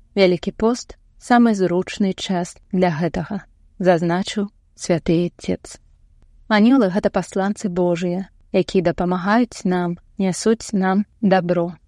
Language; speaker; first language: Belarusian; native; Belarusian